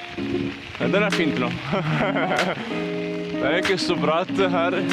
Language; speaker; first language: Norwegian; non-native, learner; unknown